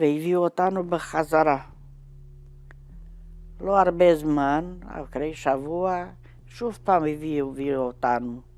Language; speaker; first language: Hebrew; non-native, fluent; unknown